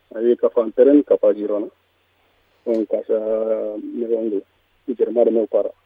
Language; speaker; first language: Catalan; non-native, learner; Mandingo